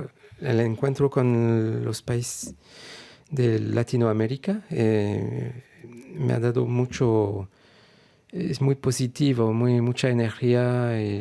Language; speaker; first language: Spanish; non-native, fluent; French